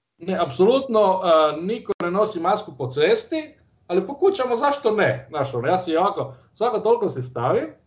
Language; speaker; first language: Croatian; native; Croatian